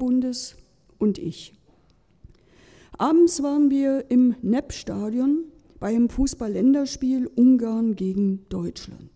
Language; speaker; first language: German; native; German